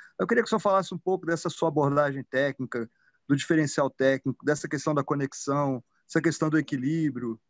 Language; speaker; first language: Portuguese; native; Portuguese